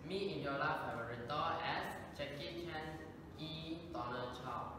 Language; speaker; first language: Spanish; non-native, learner; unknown